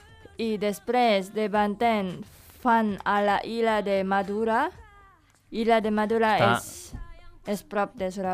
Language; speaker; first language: Catalan; non-native, learner; Indonesian